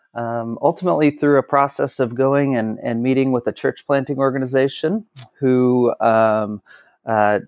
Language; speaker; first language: English; native; English